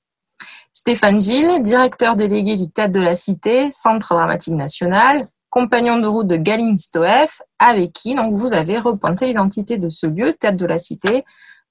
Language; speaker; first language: French; native; French